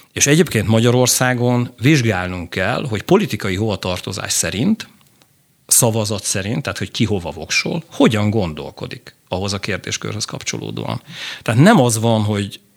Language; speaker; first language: Hungarian; native; Hungarian